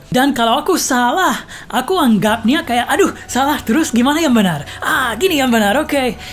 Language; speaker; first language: Indonesian; non-native, fluent; English